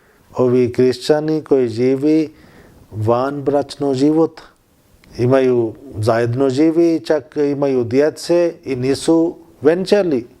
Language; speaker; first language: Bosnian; non-native, learner; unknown